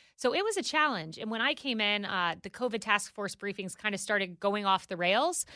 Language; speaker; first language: English; native; English